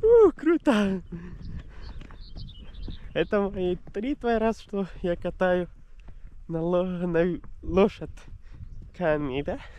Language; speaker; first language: Russian; non-native, learner; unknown